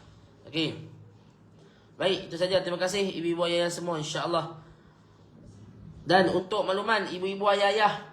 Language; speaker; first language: Malay; native; Malay